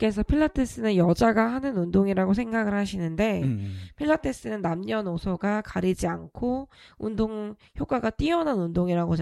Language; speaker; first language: Korean; native; Korean